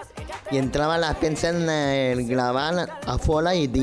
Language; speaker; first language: Catalan; non-native, local second language; Spanish